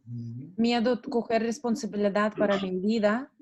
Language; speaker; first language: Spanish; non-native, learner; Russian